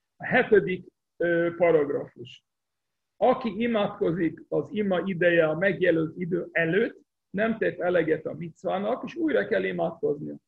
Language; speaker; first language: Hungarian; early bilingual, heritage; Hungarian